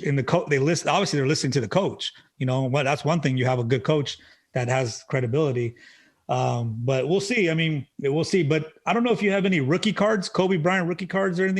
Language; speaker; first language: English; native; English